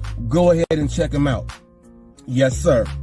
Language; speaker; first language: English; native; English